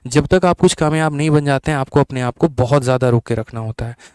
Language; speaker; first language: Hindi; native; Hindi